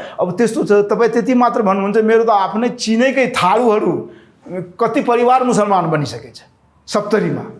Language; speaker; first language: Nepali; non-native, local second language; Rana Tharu